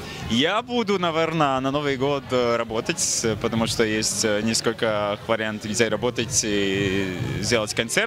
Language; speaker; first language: Russian; non-native, fluent; Latvian